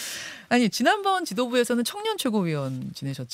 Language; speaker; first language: Korean; native; Korean